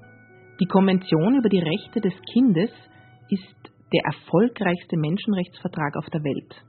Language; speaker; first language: German; native; German